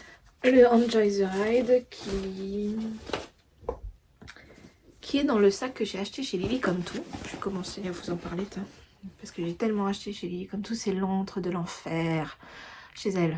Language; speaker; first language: French; native; French